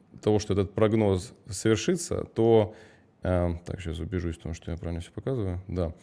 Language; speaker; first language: Russian; early bilingual, heritage; Russian